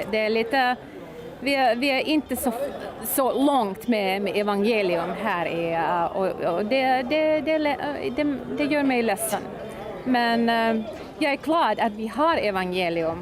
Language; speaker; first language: Swedish; non-native, fluent; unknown